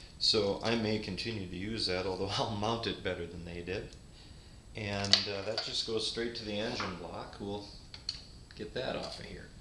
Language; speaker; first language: English; native; English